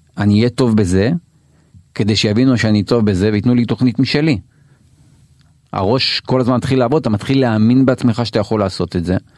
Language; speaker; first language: Hebrew; native; Hebrew